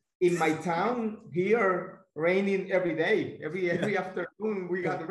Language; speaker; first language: English; non-native, learner; Spanish